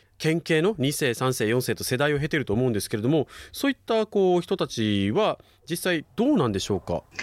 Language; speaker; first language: Japanese; native; Japanese